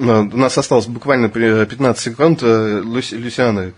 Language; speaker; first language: Russian; native; Russian